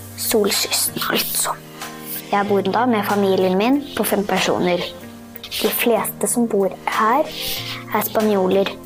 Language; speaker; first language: Norwegian; early bilingual, heritage; Norwegian